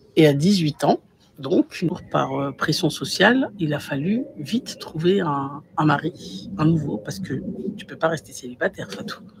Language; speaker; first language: French; non-native, local second language; Bambara